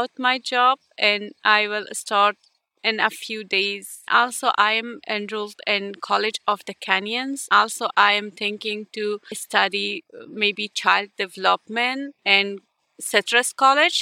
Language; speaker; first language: English; non-native, fluent; Ukrainian